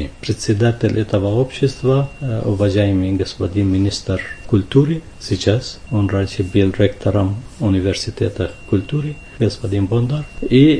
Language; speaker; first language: Russian; non-native, fluent; Arabic